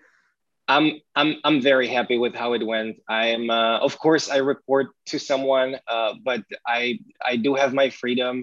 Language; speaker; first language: English; non-native, fluent; Czech